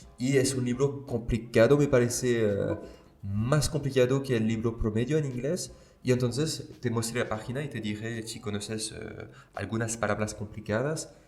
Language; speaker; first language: Spanish; non-native, fluent; French